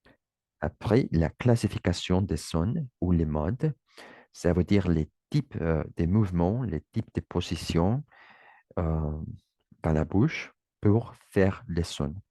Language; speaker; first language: French; non-native, learner; Spanish